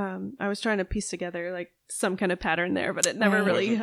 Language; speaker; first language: English; native; English